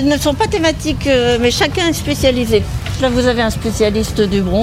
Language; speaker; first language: French; native; French